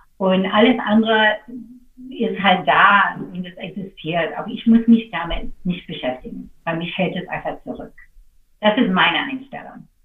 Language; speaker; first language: German; non-native, fluent; English